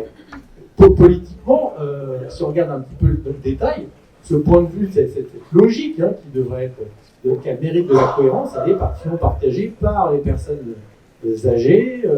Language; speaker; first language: French; native; French